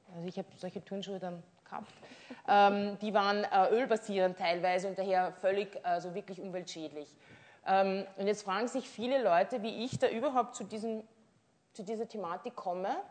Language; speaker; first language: German; native; German